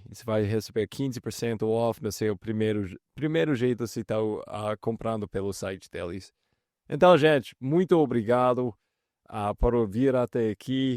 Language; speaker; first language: Portuguese; non-native, fluent; English